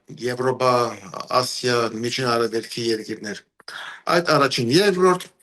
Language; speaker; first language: Armenian; early bilingual, heritage; Armenian